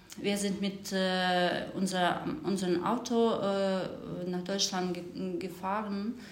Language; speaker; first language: German; non-native, learner; Ukrainian